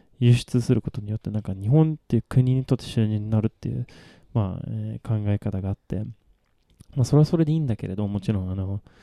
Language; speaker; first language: Japanese; non-native, fluent; Swedish